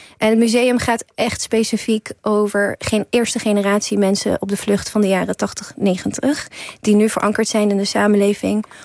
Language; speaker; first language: Dutch; early bilingual, other home language; Persian